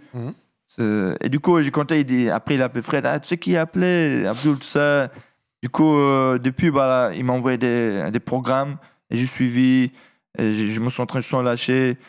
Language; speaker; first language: French; non-native, fluent; Russian